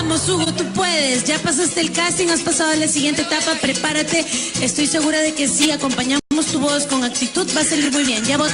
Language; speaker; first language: Spanish; native; Spanish